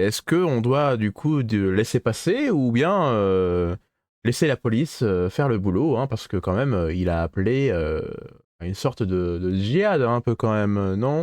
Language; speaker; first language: French; native; French